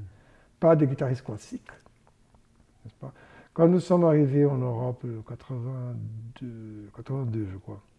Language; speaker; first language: French; non-native, fluent; Portuguese